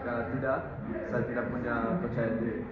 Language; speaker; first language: Indonesian; non-native, fluent; Dutch